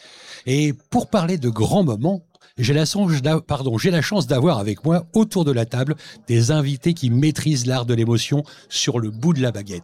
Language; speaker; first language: French; native; French